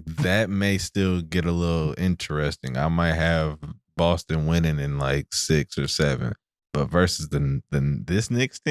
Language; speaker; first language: English; native; English